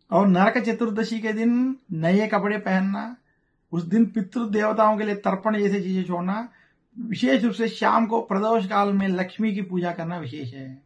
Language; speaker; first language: Hindi; non-native, local second language; Telugu